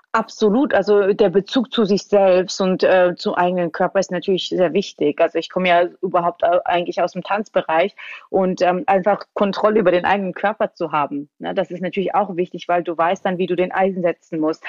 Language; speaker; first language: German; early bilingual, other home language; Georgian